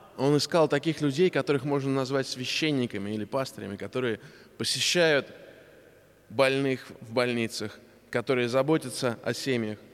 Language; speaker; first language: Russian; native; Russian